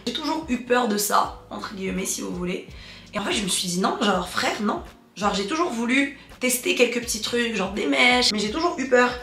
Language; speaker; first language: French; non-native, local second language; Arabic